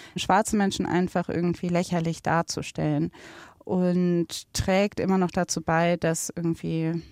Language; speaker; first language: German; native; German